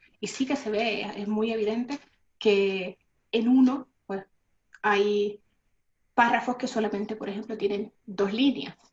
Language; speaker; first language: Spanish; native; Spanish